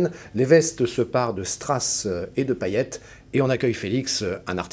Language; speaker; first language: French; native; French